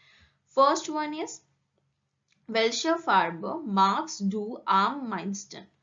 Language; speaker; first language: German; non-native, learner; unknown